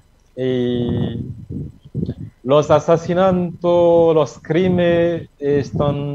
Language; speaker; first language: Spanish; non-native, learner; Haitian Creole